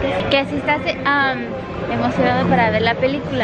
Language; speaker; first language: Spanish; early bilingual, heritage; Spanish